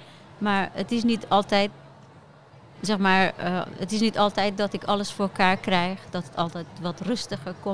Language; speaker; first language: Dutch; non-native, fluent; Persian